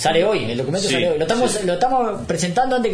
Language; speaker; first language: Spanish; native; Spanish